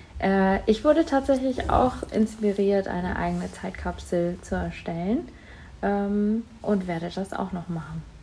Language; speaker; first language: German; native; German